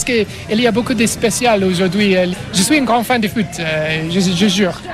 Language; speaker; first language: French; non-native, learner; English